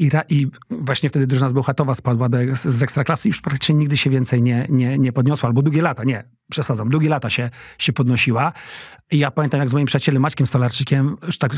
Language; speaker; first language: Polish; native; Polish